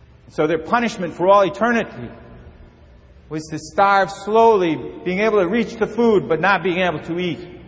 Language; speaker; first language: English; native; English